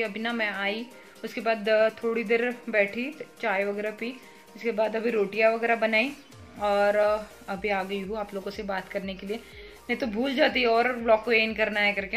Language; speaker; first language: Hindi; native; Hindi